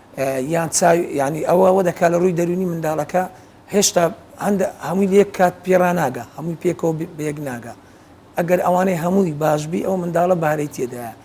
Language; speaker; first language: Central Kurdish; native; Central Kurdish